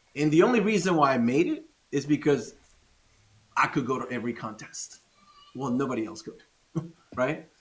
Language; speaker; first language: English; non-native, fluent; Spanish